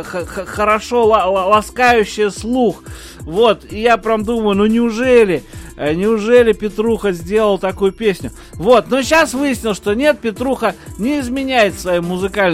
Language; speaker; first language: Russian; native; Russian